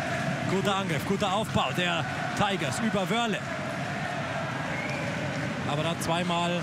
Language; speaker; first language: German; native; German